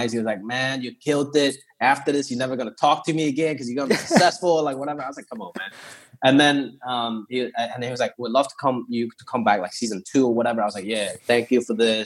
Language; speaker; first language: English; early bilingual, other home language; Cantonese